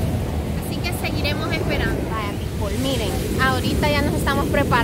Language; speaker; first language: Spanish; native; Spanish